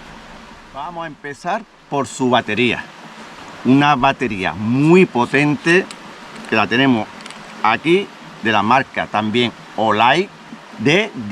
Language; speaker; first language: Spanish; native; Spanish